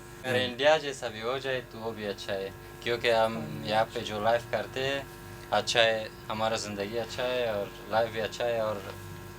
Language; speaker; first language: Hindi; non-native, fluent; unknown